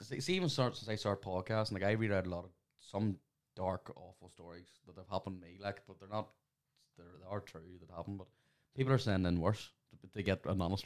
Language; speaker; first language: English; native; English